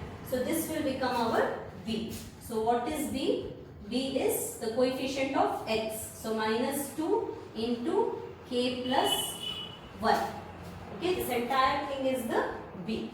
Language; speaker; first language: English; non-native, local second language; Hindi